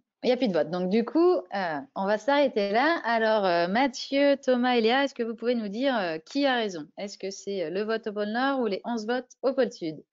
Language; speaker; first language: French; native; French